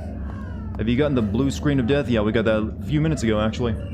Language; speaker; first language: English; native; English